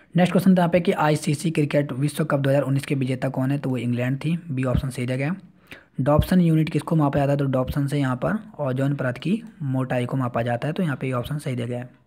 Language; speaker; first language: Hindi; native; Hindi